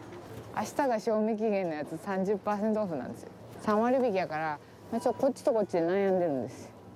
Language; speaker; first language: Japanese; native; Japanese